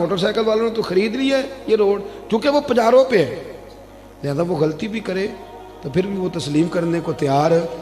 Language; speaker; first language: Urdu; non-native, local second language; Punjabi